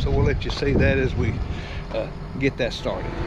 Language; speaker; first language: English; native; English